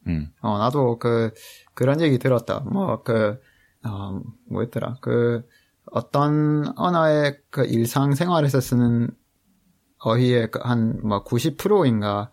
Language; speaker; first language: Korean; non-native, fluent; English